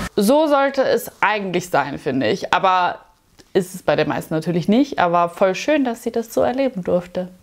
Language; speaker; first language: German; native; German